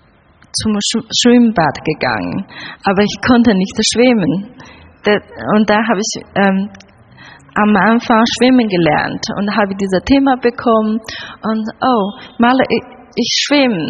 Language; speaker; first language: German; non-native, learner; Chinese